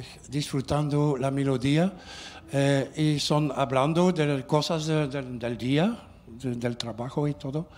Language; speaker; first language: Spanish; non-native, learner; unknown